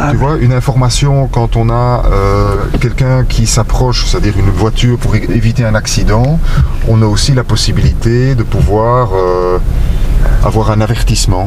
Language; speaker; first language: French; native; French